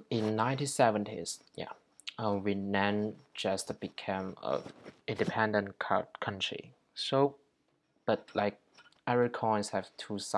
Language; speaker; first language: English; non-native, learner; Chinese